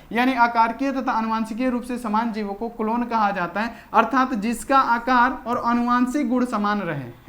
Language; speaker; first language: Hindi; native; Hindi